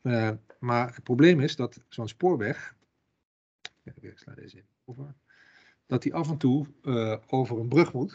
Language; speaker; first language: Dutch; native; Dutch